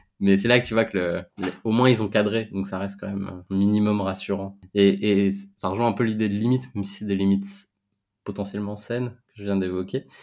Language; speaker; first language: French; native; French